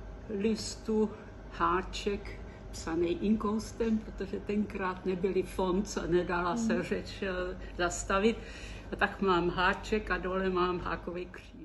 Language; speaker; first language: Czech; early bilingual, heritage; Czech